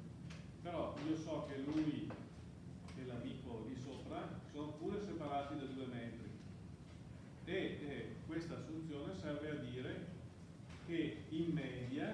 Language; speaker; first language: Italian; native; Italian